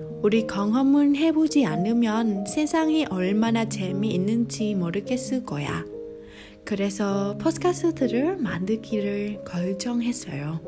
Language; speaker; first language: Korean; non-native, learner; Vietnamese